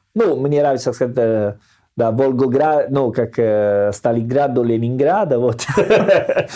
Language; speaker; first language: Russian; non-native, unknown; Italian